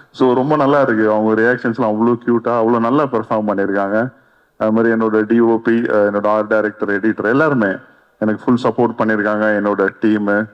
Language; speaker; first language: Tamil; native; Tamil